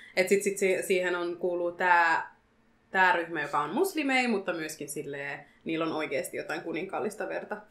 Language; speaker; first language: Finnish; early bilingual, other home language; Arabic